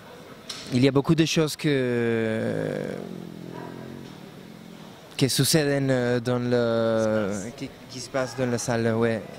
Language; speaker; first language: French; non-native, learner; Spanish